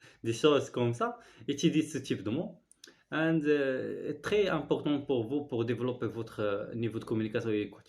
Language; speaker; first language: French; non-native, learner; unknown